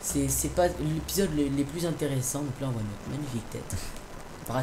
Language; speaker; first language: French; native; French